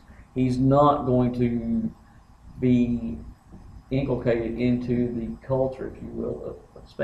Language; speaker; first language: English; native; English